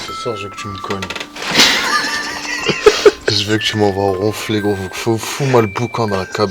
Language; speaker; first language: French; native; French